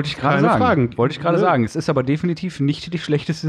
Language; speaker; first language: German; native; German